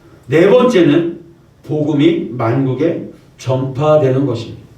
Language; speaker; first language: Korean; native; Korean